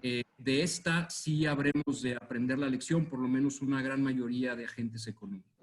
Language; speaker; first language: Spanish; native; Spanish